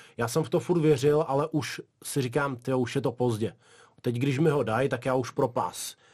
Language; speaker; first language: Czech; early bilingual, other home language; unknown